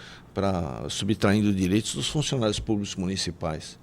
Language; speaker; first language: Portuguese; native; Portuguese